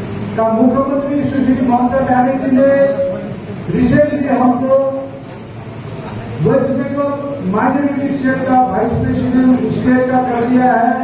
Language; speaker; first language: Hindi; non-native, local second language; Bangla